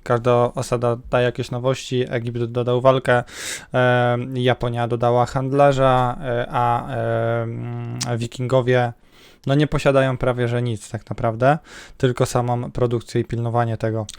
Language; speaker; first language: Polish; native; Polish